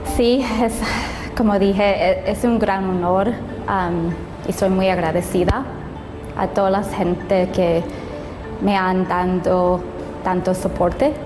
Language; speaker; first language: Spanish; early bilingual, heritage; Spanish